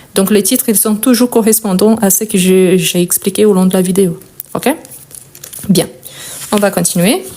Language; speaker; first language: French; non-native, fluent; Portuguese